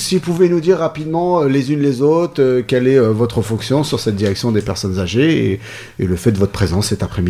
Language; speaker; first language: French; native; French